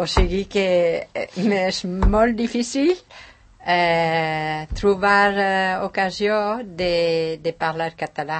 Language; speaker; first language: Catalan; non-native, learner; French